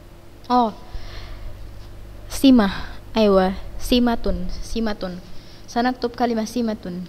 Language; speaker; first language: Arabic; non-native, fluent; Indonesian